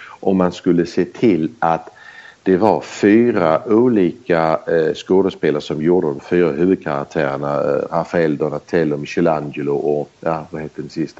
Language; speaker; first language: Swedish; early bilingual, heritage; Swedish